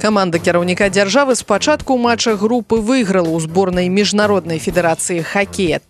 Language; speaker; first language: Belarusian; native; Belarusian